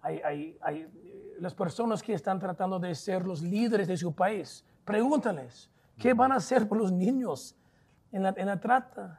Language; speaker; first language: Spanish; non-native, fluent; English